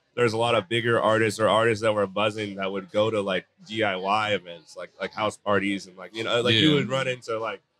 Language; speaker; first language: English; native; English